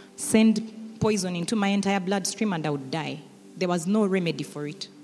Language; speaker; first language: English; non-native, local second language; Ganda